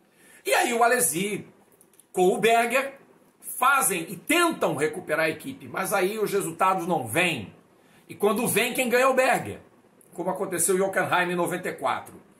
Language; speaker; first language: Portuguese; native; Portuguese